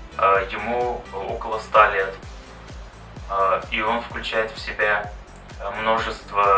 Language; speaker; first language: Russian; non-native, fluent; Turkmen